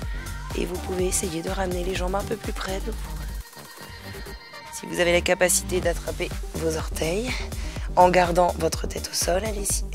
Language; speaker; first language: French; native; French